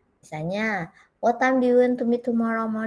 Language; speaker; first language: English; non-native, fluent; Indonesian